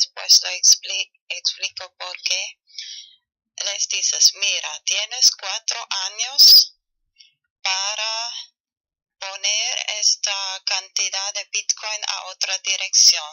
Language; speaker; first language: Spanish; non-native, learner; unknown